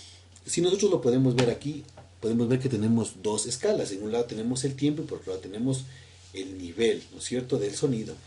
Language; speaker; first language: Spanish; native; Spanish